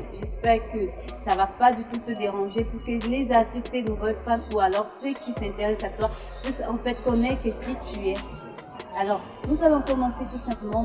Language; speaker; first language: French; native; French